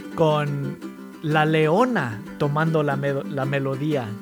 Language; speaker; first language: Spanish; early bilingual, heritage; Spanish